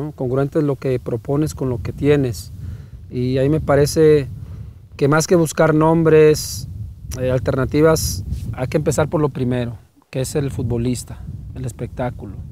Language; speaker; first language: Spanish; native; Spanish